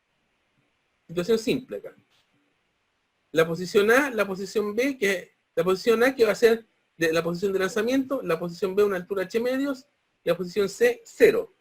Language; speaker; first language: Spanish; native; Spanish